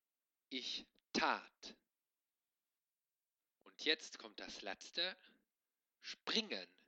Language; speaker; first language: German; non-native, local second language; Luxembourgish